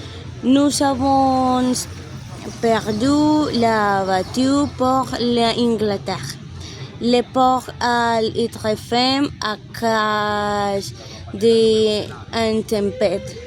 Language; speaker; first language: French; non-native, learner; Spanish